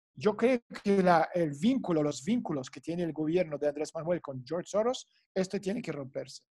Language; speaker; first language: Spanish; non-native, fluent; Russian